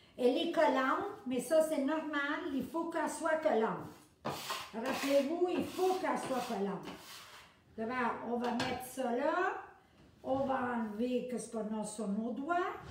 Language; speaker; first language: French; native; French